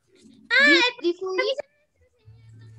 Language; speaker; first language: English; non-native, learner; Spanish